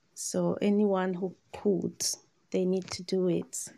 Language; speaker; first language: English; non-native, learner; Rundi